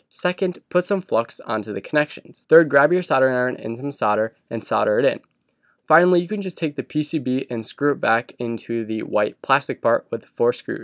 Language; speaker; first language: English; native; English